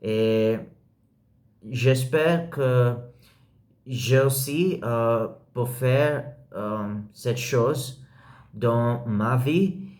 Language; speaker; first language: French; non-native, learner; English